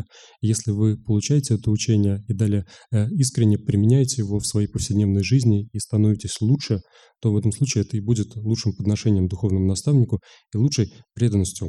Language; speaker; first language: Russian; native; Russian